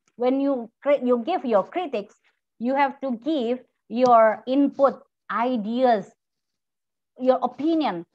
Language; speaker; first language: English; non-native, fluent; Indonesian